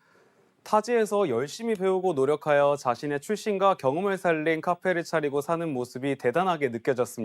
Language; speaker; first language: Korean; native; Korean